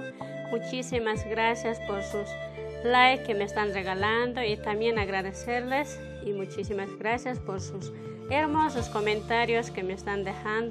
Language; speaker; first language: Spanish; native; Spanish